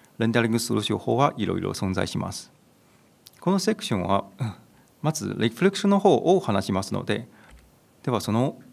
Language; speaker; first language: Japanese; non-native, fluent; Chinese